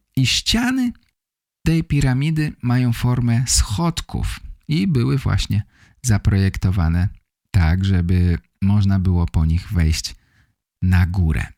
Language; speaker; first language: Polish; native; Polish